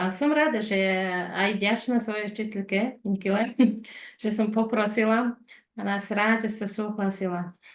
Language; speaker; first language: Slovak; non-native, fluent; Mongolian